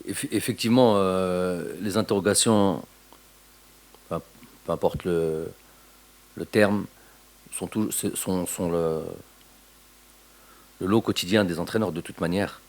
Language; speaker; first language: French; native; French